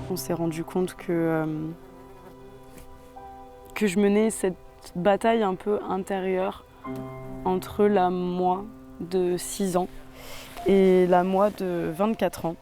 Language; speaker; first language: French; native; French